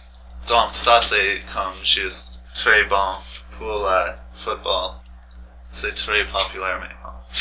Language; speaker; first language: French; non-native, learner; English